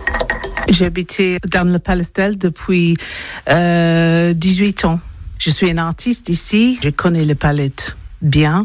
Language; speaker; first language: French; non-native, learner; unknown